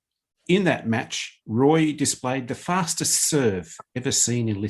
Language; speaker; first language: English; native; English